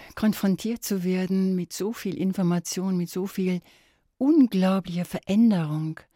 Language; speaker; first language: German; native; German